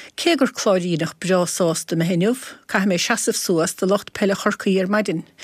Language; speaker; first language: Irish; native; Irish